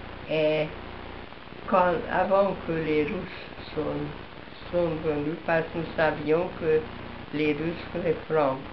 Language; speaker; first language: French; non-native, fluent; Hungarian